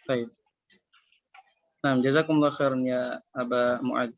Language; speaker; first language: Arabic; non-native, fluent; Indonesian